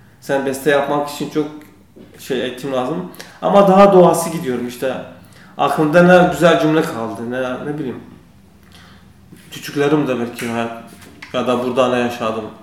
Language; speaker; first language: Turkish; non-native, learner; Kurdish